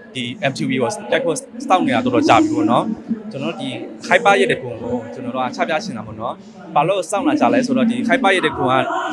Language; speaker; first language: Burmese; non-native, local second language; Shan